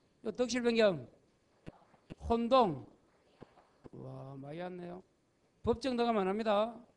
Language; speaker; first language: Korean; native; Korean